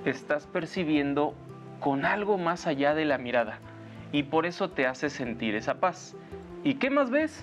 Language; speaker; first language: Spanish; native; Spanish